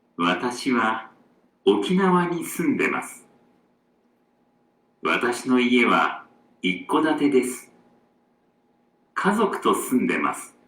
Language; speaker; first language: Japanese; non-native, learner; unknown